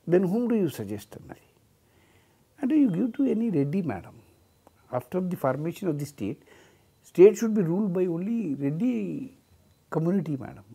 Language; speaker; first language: English; non-native, local second language; Telugu